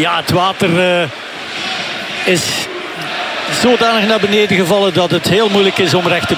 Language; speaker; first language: Dutch; native; Dutch